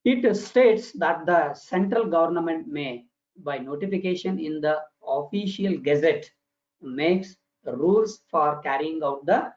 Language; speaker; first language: English; non-native, local second language; Kannada